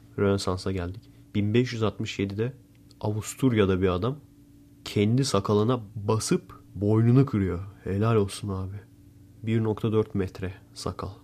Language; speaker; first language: Turkish; native; Turkish